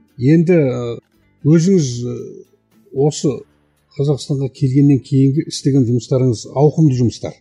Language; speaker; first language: Kazakh; native; Kazakh